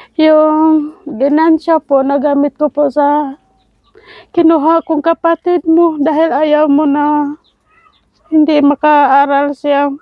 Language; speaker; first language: Filipino; non-native, local second language; Cebuano